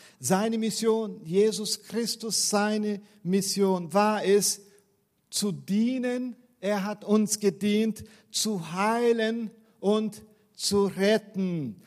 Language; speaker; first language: German; non-native, fluent; Portuguese